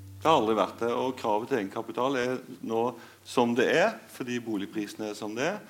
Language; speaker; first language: Norwegian; native; Norwegian